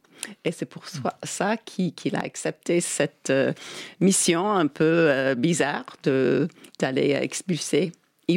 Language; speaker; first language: French; non-native, fluent; English